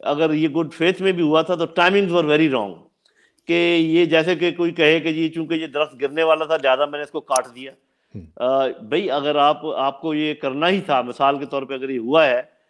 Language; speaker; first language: Urdu; non-native, local second language; Punjabi